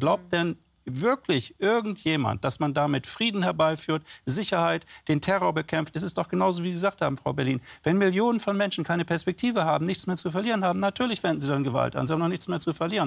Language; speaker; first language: German; native; German